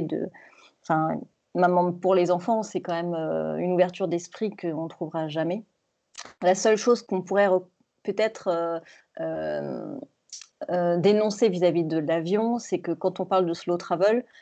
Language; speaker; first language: French; native; French